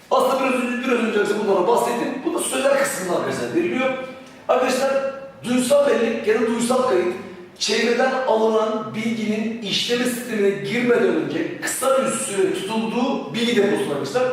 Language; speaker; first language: Turkish; native; Turkish